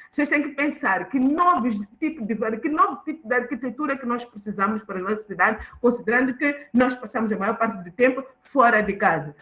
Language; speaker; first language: Portuguese; non-native, local second language; Tsonga